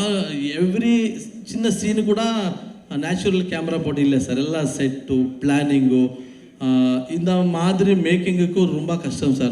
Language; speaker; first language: Tamil; non-native, learner; Kannada